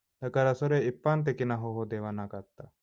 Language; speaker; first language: Japanese; non-native, fluent; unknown